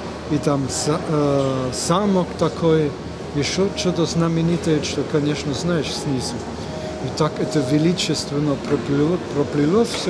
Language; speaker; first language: Russian; non-native, fluent; German